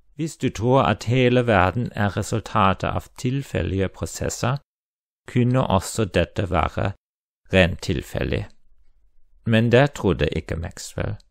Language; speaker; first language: Norwegian; non-native, fluent; German